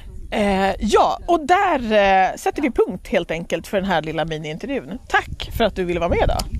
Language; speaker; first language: Swedish; native; Swedish